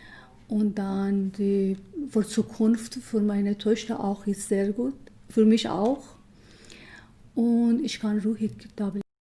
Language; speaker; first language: German; non-native, learner; Persian